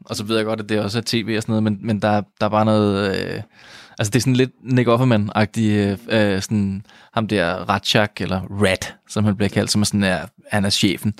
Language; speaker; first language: Danish; native; Danish